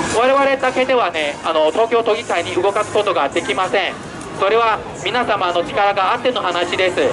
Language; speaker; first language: Japanese; non-native, fluent; Chinese